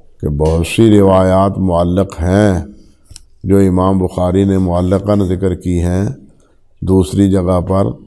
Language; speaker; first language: Urdu; non-native, local second language; Punjabi